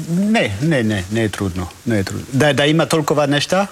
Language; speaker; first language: Bulgarian; non-native, learner; French